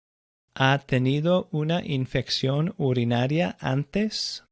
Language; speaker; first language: Spanish; non-native, fluent; English